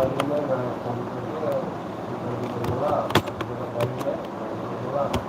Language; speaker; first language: Hindi; non-native, local second language; Santali